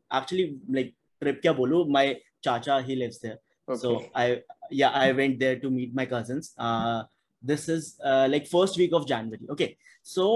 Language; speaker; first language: English; non-native, local second language; Hindi